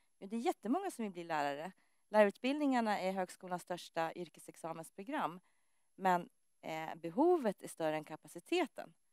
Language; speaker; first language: Swedish; native; Swedish